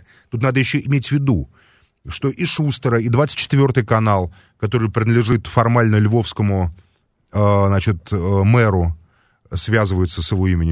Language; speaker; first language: Russian; native; Russian